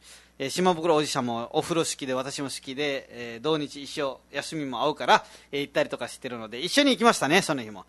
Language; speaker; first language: Japanese; non-native, fluent; Nepali